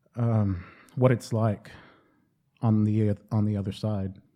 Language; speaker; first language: English; native; English